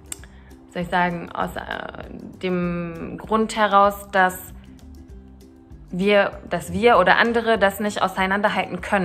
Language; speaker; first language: German; early bilingual, other home language; Turkish